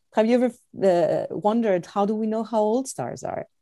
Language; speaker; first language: English; non-native, fluent; Greek